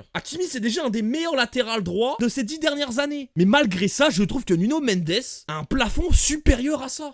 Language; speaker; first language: French; native; French